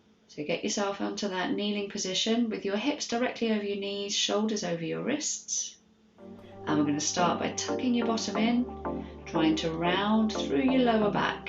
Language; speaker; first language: English; native; English